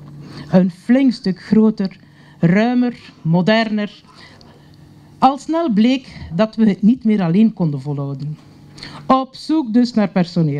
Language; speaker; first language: Dutch; native; Dutch